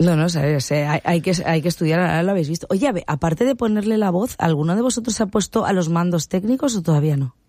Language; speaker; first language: Spanish; native; Spanish